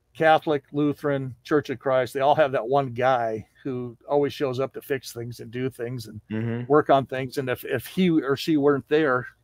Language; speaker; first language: English; native; English